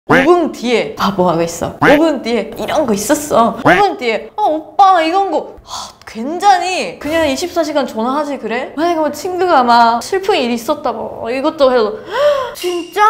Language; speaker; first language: Korean; non-native, fluent; Japanese